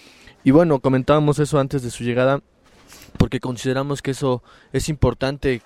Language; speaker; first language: Spanish; native; Spanish